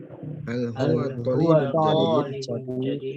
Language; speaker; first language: Arabic; non-native, learner; Indonesian